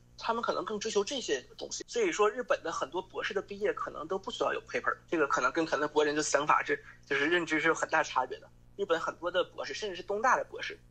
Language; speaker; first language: Chinese; native; Chinese